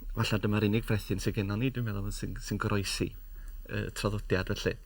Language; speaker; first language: Welsh; native; Welsh